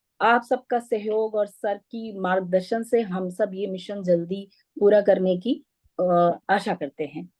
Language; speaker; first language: Hindi; native; Hindi